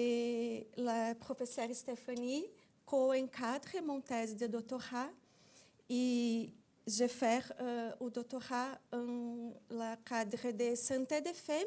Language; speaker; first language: French; non-native, fluent; Portuguese